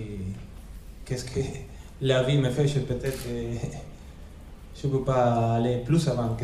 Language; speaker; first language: French; non-native, learner; Spanish